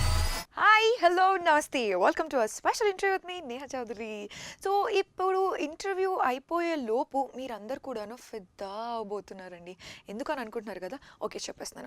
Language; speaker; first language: Telugu; native; Telugu